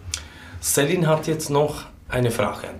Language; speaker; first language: German; native; German